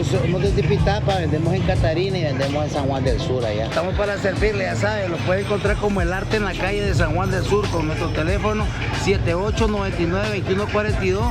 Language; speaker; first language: Spanish; native; Spanish